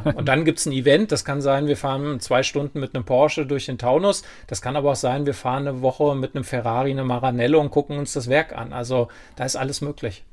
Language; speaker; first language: German; native; German